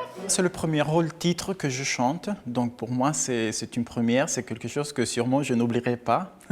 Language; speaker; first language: French; non-native, fluent; Spanish